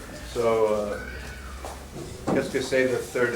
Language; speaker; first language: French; non-native, learner; English